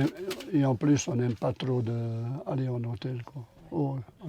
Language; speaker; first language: French; non-native, local second language; Dutch